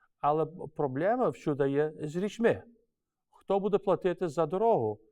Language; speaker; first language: Ukrainian; early bilingual, heritage; Ukrainian